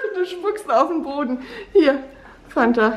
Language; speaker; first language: German; native; German